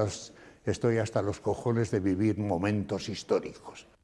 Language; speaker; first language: Spanish; native; Spanish